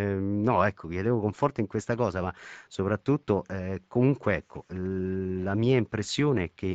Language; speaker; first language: Italian; native; Italian